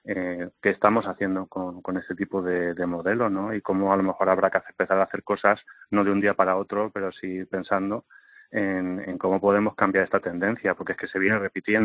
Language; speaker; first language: Spanish; native; Spanish